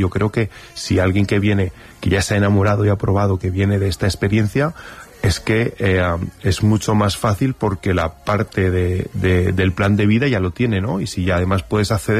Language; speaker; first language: Spanish; native; Spanish